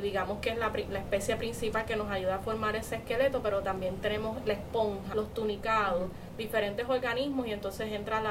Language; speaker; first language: Spanish; native; Spanish